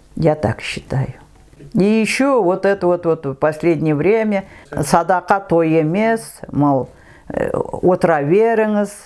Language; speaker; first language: Russian; non-native, local second language; Kazakh